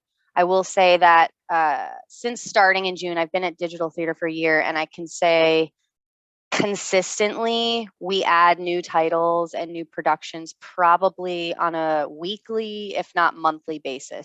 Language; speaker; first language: English; native; English